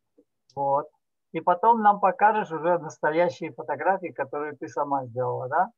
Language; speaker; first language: Russian; native; Russian